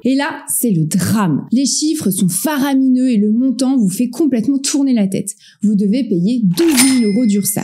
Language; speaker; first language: French; native; French